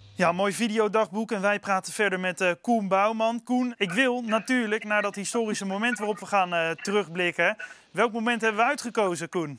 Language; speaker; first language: Dutch; native; Dutch